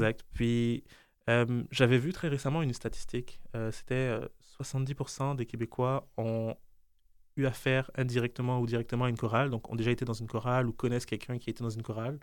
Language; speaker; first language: French; native; French